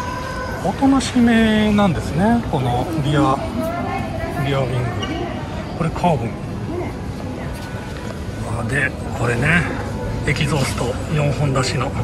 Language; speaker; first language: Japanese; native; Japanese